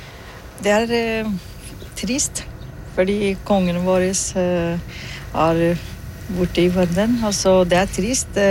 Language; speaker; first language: Norwegian; non-native, learner; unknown